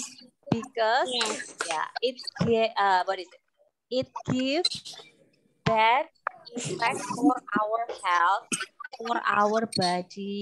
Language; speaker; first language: English; non-native, fluent; Indonesian